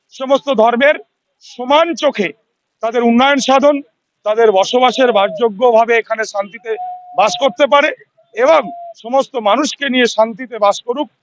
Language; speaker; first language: Bangla; native; Bangla